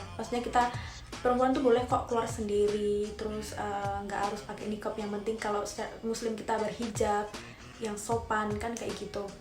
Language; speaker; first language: Indonesian; native; Indonesian